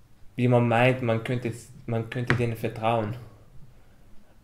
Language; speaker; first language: German; non-native, fluent; Arabic